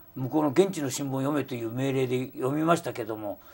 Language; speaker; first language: Japanese; native; Japanese